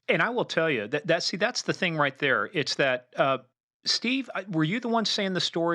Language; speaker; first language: English; native; English